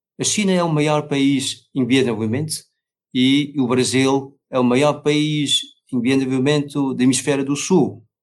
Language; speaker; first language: Portuguese; non-native, fluent; Chinese